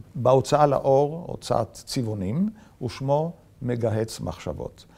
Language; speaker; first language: Hebrew; early bilingual, other home language; Yiddish